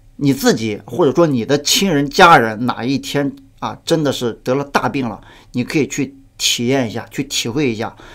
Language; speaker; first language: Chinese; native; Chinese